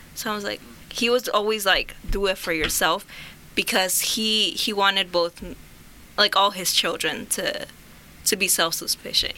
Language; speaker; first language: English; early bilingual, other home language; Spanish